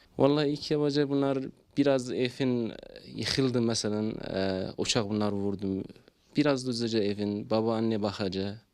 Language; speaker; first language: Turkish; non-native, learner; Arabic